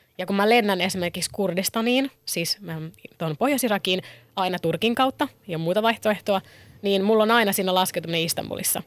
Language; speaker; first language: Finnish; early bilingual, other home language; Kurdish